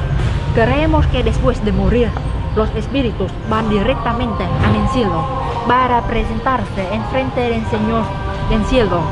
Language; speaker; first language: Spanish; non-native, learner; Vietnamese